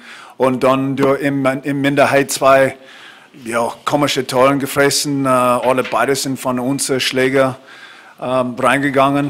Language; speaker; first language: German; non-native, fluent; English